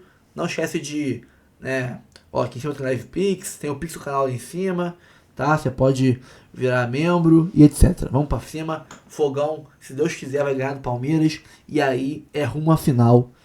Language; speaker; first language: Portuguese; native; Portuguese